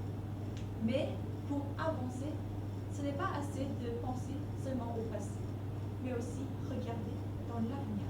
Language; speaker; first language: French; non-native, fluent; Thai